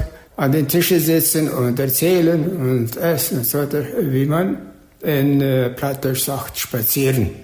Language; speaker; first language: German; early bilingual, heritage; German